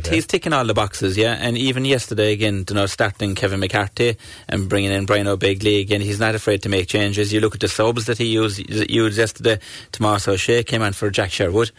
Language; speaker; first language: English; native; English